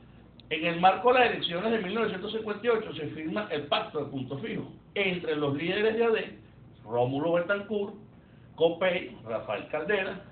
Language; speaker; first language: Spanish; native; Spanish